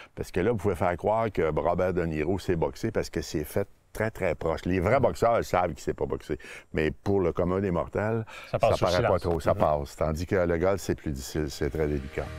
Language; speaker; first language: French; native; French